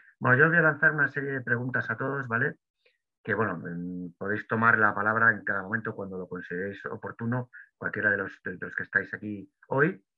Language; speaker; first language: Spanish; native; Spanish